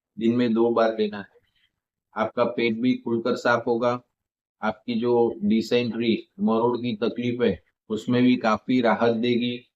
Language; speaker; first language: Hindi; non-native, local second language; Gujarati